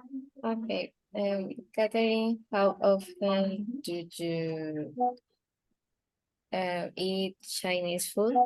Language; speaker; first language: English; non-native, learner; Spanish